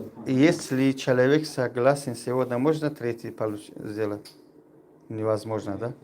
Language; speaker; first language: Russian; non-native, learner; Tajik